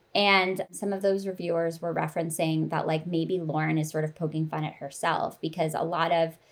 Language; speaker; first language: English; native; English